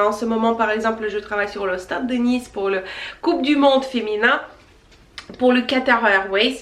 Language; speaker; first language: French; non-native, fluent; Russian